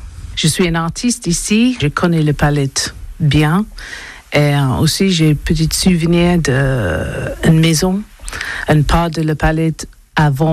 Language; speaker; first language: French; non-native, learner; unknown